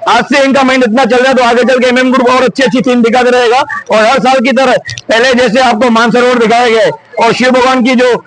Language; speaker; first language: Hindi; non-native, local second language; Sindhi